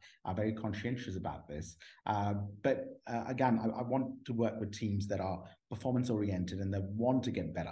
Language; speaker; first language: English; non-native, local second language; Urdu